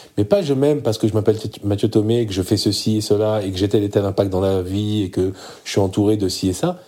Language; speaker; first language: French; early bilingual, other home language; Arabic